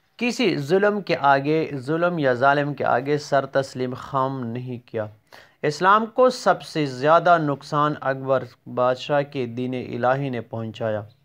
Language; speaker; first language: Urdu; non-native, local second language; Pashto